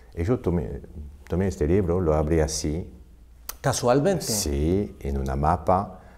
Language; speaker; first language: Spanish; non-native, fluent; French